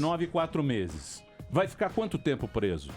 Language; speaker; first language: Portuguese; native; Portuguese